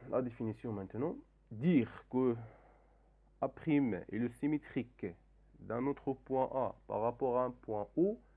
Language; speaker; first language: French; non-native, local second language; Arabic